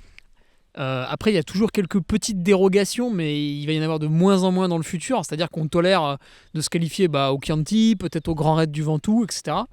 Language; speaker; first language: French; native; French